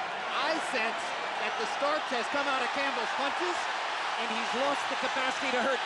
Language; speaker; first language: English; native; English